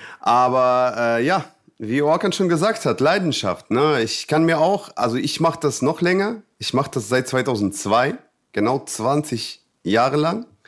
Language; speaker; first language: German; non-native, fluent; Russian